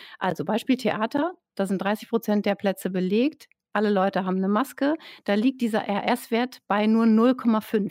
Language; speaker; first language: German; native; German